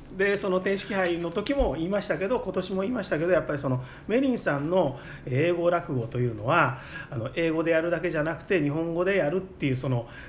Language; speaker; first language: Japanese; native; Japanese